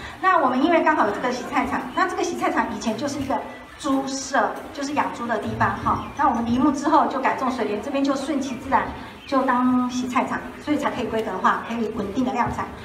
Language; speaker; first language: Chinese; native; Chinese